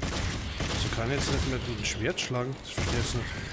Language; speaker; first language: German; native; German